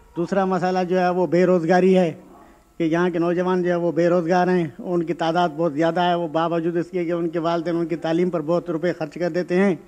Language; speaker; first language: Urdu; non-native, local second language; Sindhi